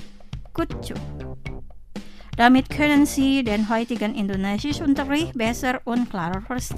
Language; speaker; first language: German; non-native, fluent; Indonesian